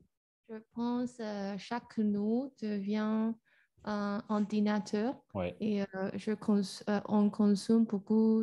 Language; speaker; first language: French; non-native, learner; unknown